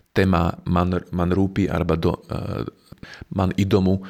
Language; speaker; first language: Lithuanian; non-native, fluent; Slovak